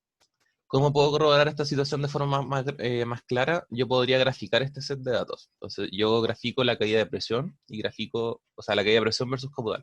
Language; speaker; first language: Spanish; native; Spanish